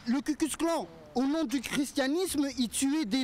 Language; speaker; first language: French; early bilingual, other home language; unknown